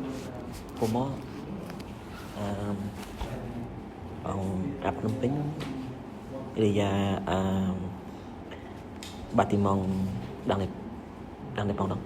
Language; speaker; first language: French; non-native, learner; Khmer